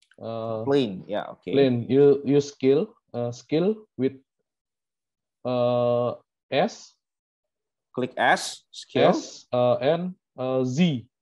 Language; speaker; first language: English; non-native, learner; Indonesian